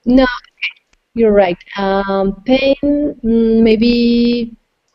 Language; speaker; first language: English; non-native, fluent; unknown